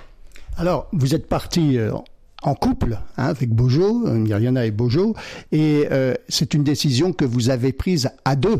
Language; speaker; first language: French; native; French